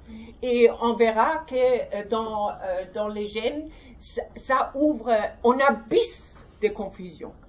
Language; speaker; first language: French; non-native, learner; German